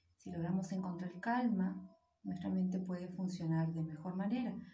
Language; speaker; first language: Spanish; native; Spanish